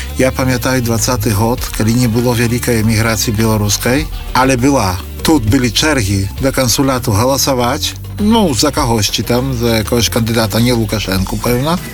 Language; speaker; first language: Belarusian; native; Belarusian